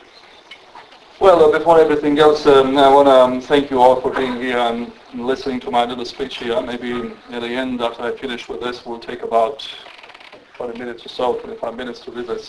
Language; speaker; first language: English; non-native, fluent; Romanian